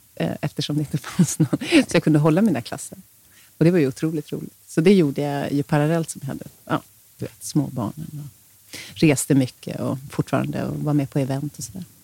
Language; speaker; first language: Swedish; native; Swedish